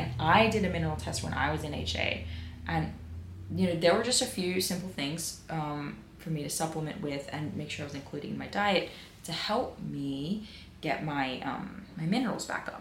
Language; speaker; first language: English; native; English